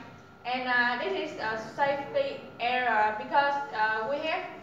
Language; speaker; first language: English; non-native, learner; Vietnamese